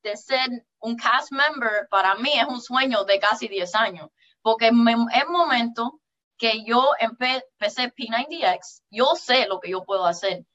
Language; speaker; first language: Spanish; early bilingual, heritage; English